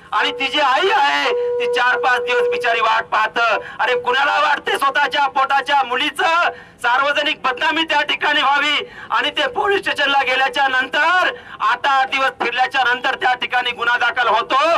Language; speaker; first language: Marathi; non-native, local second language; Lambadi